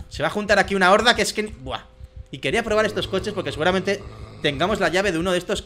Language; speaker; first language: Spanish; native; Spanish